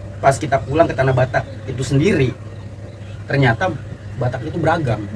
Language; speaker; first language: Indonesian; native; Indonesian